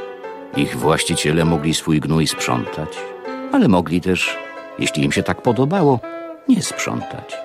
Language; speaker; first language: Polish; native; Polish